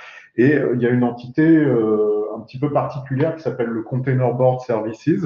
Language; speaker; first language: French; native; French